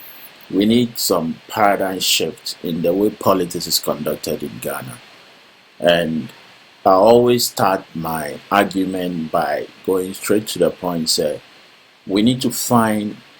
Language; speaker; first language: English; non-native, local second language; Akan